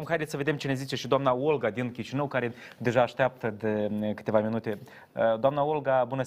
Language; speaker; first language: Romanian; native; Romanian